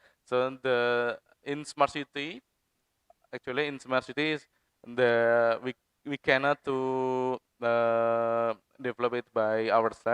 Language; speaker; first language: English; non-native, fluent; Indonesian